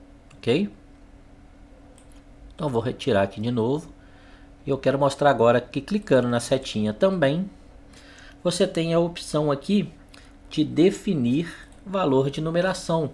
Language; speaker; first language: Portuguese; native; Portuguese